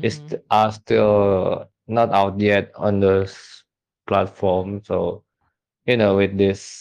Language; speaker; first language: English; non-native, fluent; Indonesian